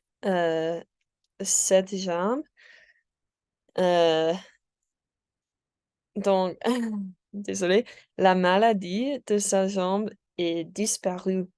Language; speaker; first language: French; non-native, learner; English